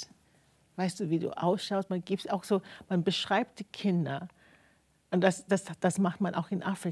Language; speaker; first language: German; non-native, fluent; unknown